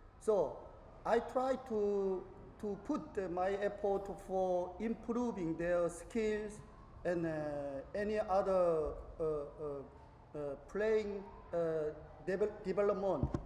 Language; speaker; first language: English; non-native, learner; Korean